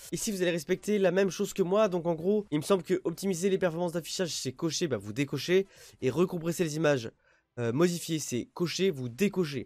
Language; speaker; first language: French; native; French